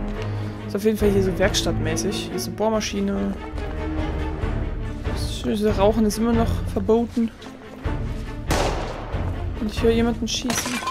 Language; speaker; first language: German; native; German